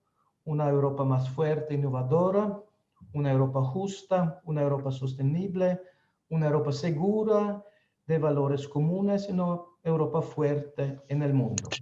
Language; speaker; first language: Spanish; non-native, fluent; Slovenian